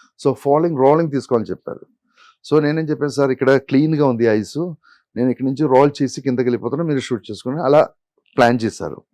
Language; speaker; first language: Telugu; non-native, fluent; Malayalam